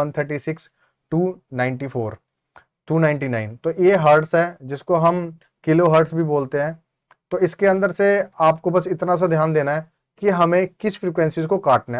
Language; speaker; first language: Hindi; native; Hindi